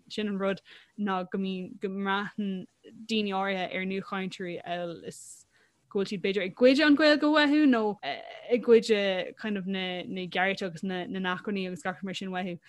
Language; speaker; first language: Irish; non-native, local second language; English